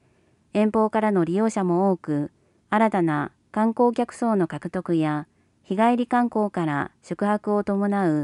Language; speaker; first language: Japanese; native; Japanese